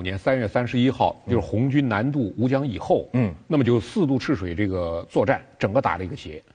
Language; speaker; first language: Chinese; native; Chinese